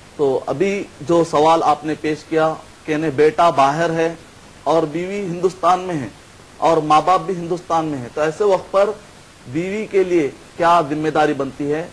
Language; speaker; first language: Urdu; native; Urdu